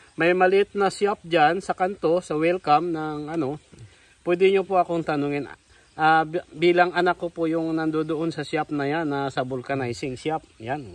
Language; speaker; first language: Filipino; non-native, local second language; Hiligaynon